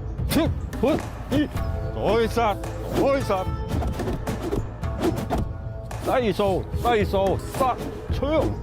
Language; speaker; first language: Chinese; non-native, local second language; Cantonese